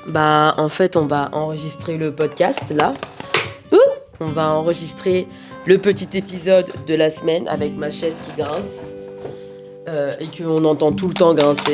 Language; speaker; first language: French; native; French